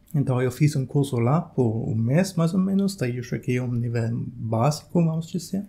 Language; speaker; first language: Portuguese; non-native, fluent; German